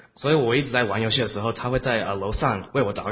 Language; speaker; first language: Chinese; early bilingual, heritage; Chinese